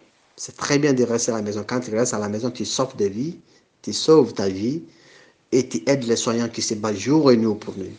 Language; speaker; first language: French; non-native, local second language; Bambara